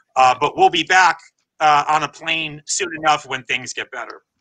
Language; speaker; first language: English; native; English